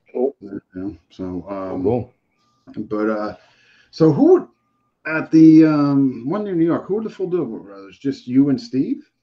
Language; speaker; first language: English; native; English